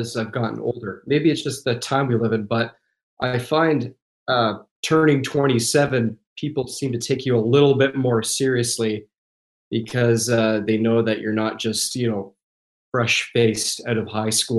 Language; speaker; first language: English; native; English